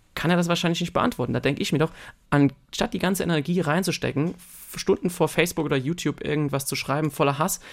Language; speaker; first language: German; native; German